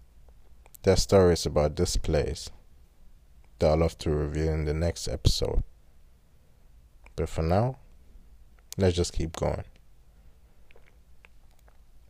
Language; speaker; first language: English; non-native, local second language; German